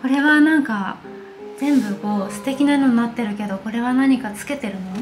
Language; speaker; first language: Japanese; native; Japanese